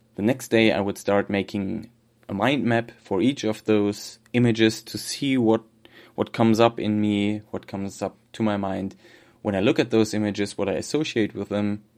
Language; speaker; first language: English; non-native, fluent; German